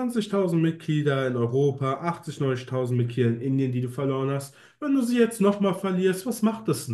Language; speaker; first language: German; native; German